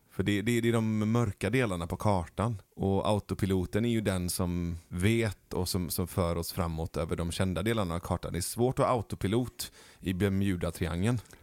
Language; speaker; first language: Swedish; early bilingual, other home language; Persian